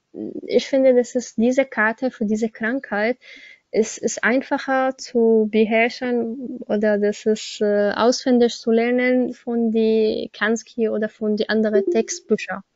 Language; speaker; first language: German; non-native, learner; Arabic